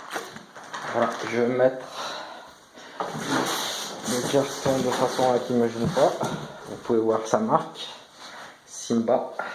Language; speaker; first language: French; native; French